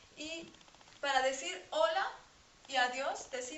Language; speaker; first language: Spanish; non-native, fluent; French